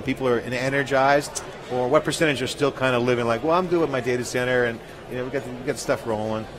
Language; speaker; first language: English; native; English